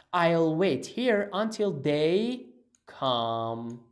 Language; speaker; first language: English; non-native, fluent; Persian